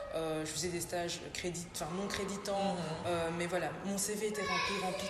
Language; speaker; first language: French; native; French